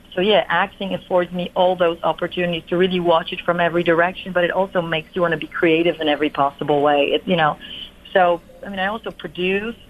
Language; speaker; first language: English; non-native, fluent; Polish